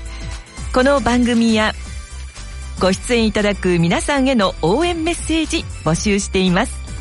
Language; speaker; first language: Japanese; native; Japanese